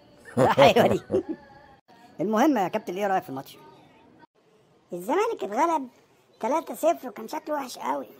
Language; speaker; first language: Arabic; native; Arabic